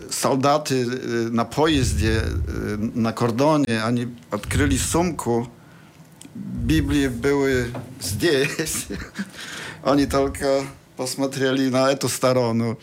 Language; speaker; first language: Russian; non-native, learner; Polish